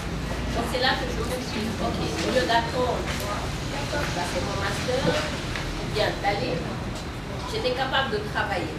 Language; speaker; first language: French; non-native, local second language; Wolof